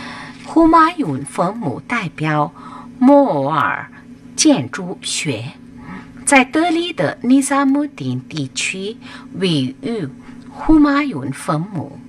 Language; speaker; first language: Chinese; non-native, fluent; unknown